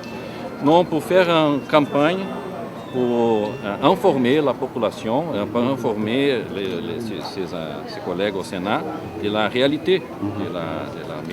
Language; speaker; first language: French; non-native, fluent; Portuguese